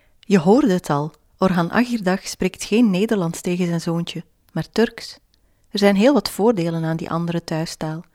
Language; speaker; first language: Dutch; native; Dutch